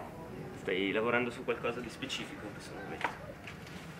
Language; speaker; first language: Italian; native; Italian